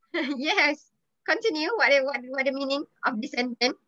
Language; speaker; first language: English; non-native, local second language; Malay